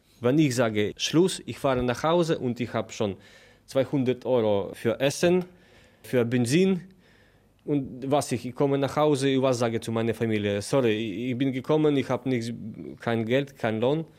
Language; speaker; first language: German; non-native, learner; Polish